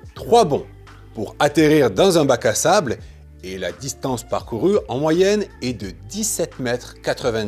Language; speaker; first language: French; native; French